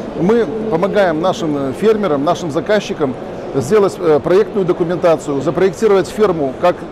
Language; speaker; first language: Russian; native; Russian